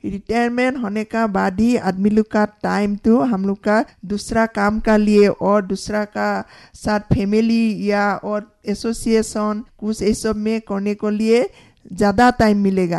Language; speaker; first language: Hindi; non-native, local second language; Assamese